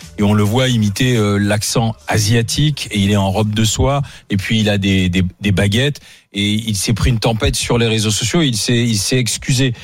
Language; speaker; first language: French; native; French